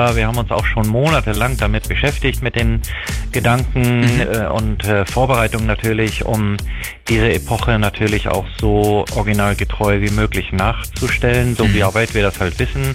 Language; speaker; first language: German; native; German